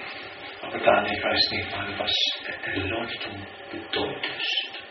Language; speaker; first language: German; non-native, fluent; Danish